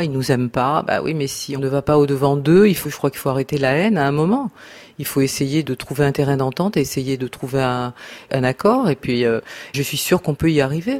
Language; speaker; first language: French; native; French